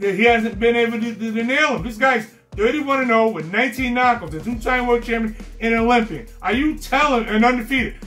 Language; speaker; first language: English; native; English